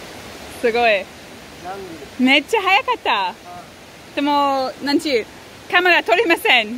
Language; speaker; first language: Japanese; non-native, learner; English